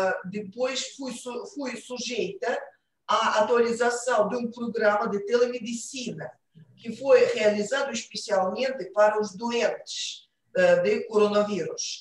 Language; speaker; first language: Portuguese; non-native, fluent; Russian